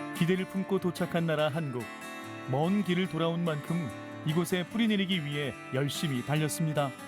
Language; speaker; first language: Korean; native; Korean